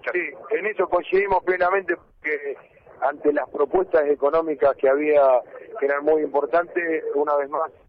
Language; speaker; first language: Spanish; native; Spanish